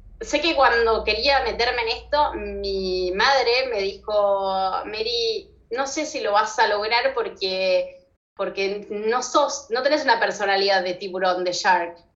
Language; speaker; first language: Spanish; native; Spanish